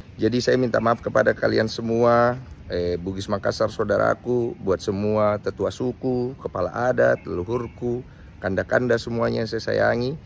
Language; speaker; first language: Indonesian; native; Indonesian